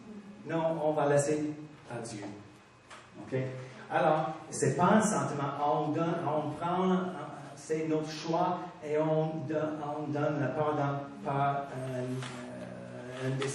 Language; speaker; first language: French; non-native, fluent; English